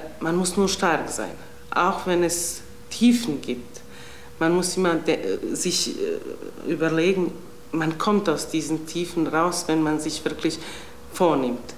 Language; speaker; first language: German; non-native, fluent; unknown